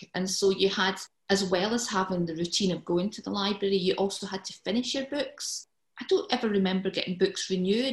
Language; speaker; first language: English; native; English